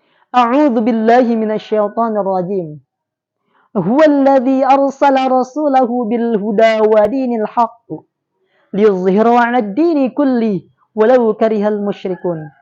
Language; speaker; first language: Arabic; non-native, learner; Indonesian